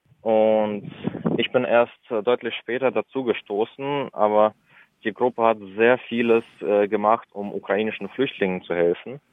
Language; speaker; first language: German; early bilingual, other home language; Russian